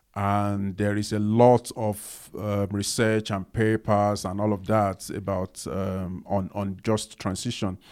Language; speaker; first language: English; non-native, local second language; Yoruba